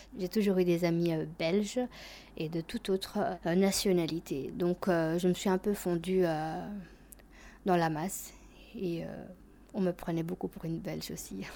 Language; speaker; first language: French; early bilingual, other home language; Albanian